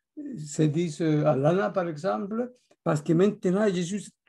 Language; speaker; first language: French; non-native, fluent; Spanish